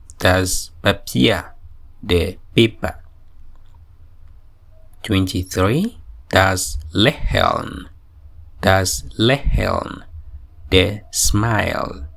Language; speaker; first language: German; non-native, fluent; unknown